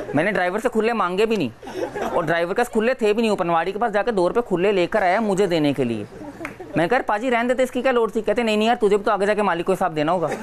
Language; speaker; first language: Hindi; native; Hindi